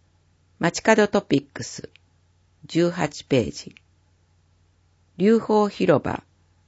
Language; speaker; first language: Japanese; native; Japanese